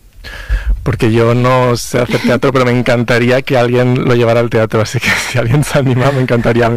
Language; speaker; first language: Spanish; native; Spanish